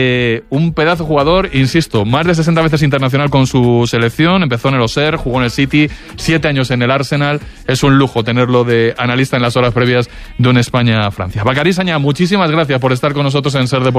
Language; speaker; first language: Spanish; native; Spanish